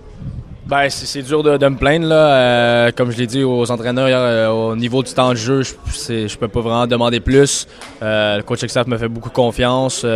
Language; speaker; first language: French; native; French